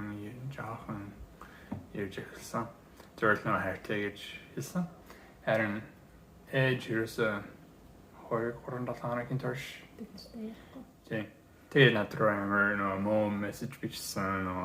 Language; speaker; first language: Mongolian; early bilingual, heritage; English